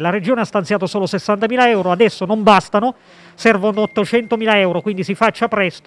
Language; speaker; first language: Italian; native; Italian